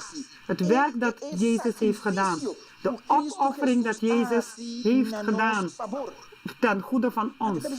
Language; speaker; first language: Dutch; non-native, local second language; Papiamento